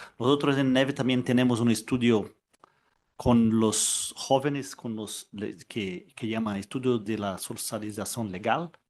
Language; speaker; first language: Spanish; non-native, learner; Portuguese